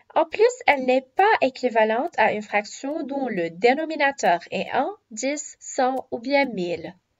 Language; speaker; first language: French; non-native, local second language; Arabic